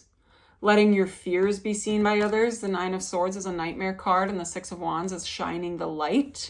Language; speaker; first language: English; native; English